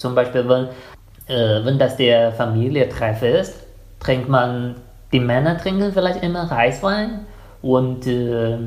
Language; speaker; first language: German; non-native, fluent; Chinese